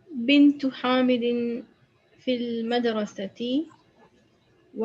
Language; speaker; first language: Arabic; non-native, learner; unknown